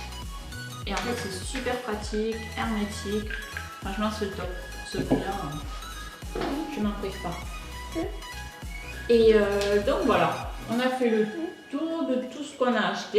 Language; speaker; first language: French; native; French